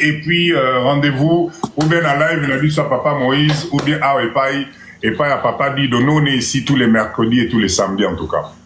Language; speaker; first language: French; non-native, local second language; Lingala